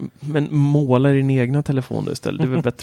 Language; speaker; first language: Swedish; native; Swedish